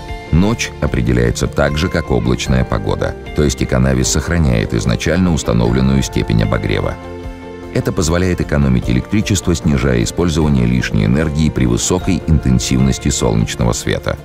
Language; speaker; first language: Russian; native; Russian